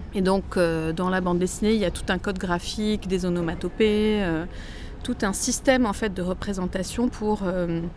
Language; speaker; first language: French; native; French